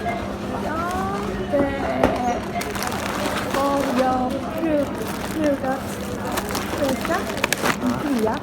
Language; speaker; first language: Swedish; non-native, learner; Korean